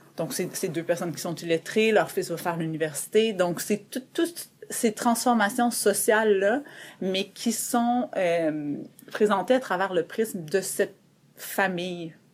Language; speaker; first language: French; native; French